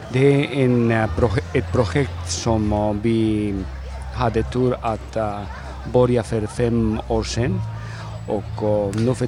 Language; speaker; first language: Swedish; non-native, fluent; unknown